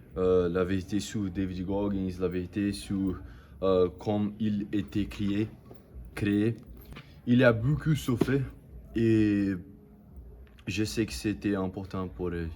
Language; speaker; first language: French; non-native, learner; Portuguese